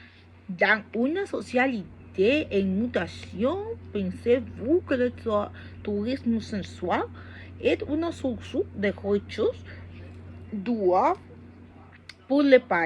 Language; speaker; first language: French; non-native, learner; Spanish